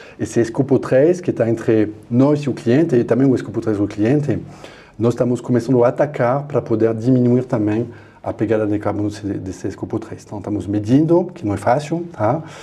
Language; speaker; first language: Portuguese; non-native, fluent; French